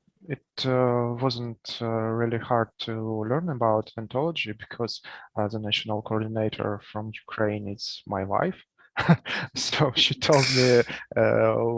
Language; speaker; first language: English; non-native, learner; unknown